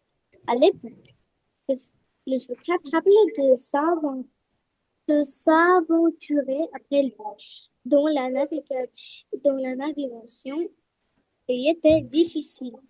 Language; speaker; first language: French; non-native, fluent; Russian